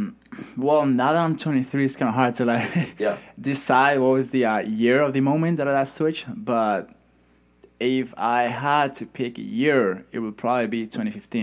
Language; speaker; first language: English; non-native, fluent; Spanish